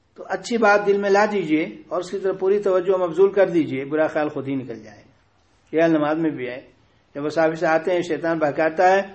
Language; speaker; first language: Urdu; native; Urdu